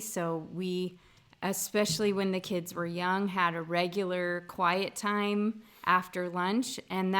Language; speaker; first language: English; native; English